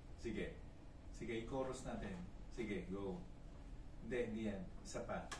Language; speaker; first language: Filipino; native; Filipino